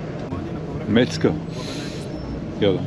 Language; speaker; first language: German; native; German